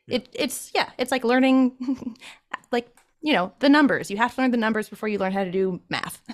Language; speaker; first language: English; native; English